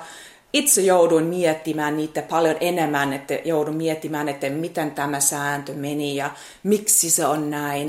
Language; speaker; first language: Finnish; non-native, fluent; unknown